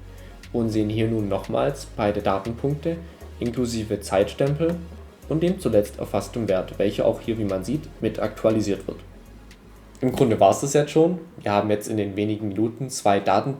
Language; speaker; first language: German; native; German